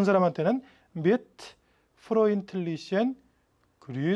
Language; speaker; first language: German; non-native, fluent; Korean